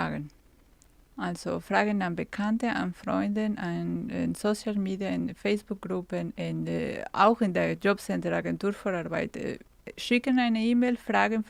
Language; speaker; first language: German; non-native, fluent; Spanish